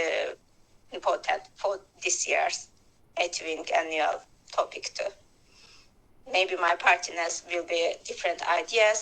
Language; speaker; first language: English; non-native, learner; Azerbaijani